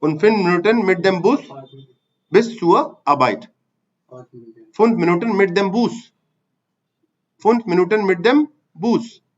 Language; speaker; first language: German; non-native, fluent; Hindi